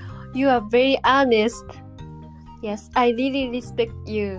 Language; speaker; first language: English; non-native, learner; Japanese